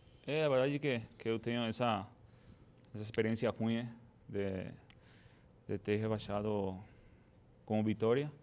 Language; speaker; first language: Portuguese; non-native, fluent; Spanish